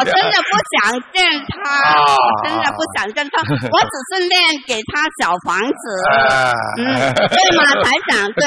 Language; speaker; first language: Chinese; non-native, local second language; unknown